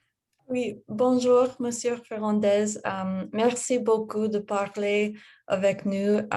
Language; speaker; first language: French; non-native, fluent; English